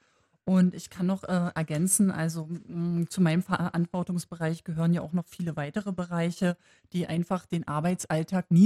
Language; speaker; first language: German; native; German